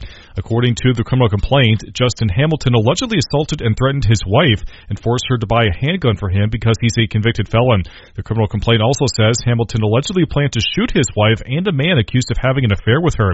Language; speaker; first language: English; native; English